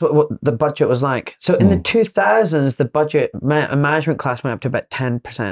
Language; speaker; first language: English; native; English